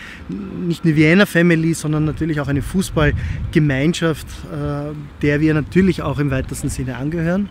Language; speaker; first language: German; native; German